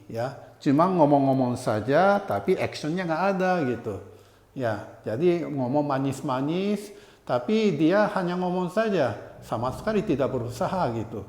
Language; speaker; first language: Indonesian; non-native, fluent; Japanese